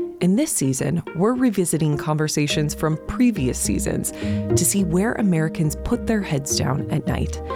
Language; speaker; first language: English; native; English